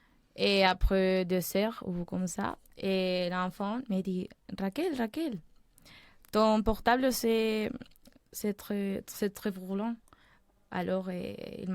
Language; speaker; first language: French; non-native, fluent; Spanish